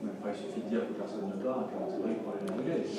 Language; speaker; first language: French; native; French